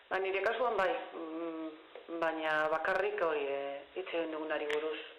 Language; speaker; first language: Basque; non-native, local second language; Spanish